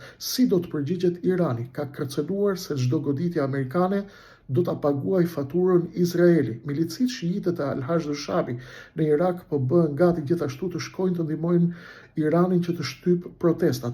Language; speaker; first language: Albanian; native; Albanian